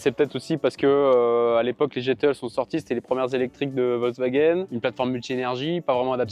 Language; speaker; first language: French; native; French